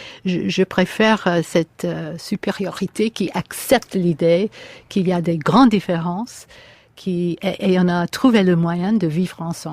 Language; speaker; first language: French; non-native, fluent; English